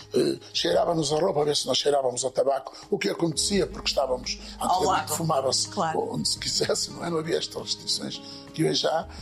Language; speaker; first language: Portuguese; native; Portuguese